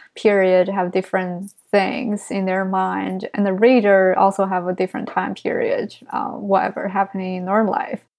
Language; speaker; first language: English; non-native, fluent; Chinese